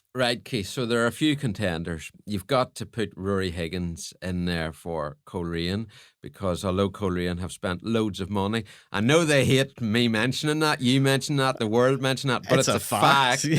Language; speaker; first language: English; native; English